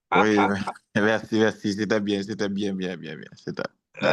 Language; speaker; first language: French; non-native, local second language; Haitian Creole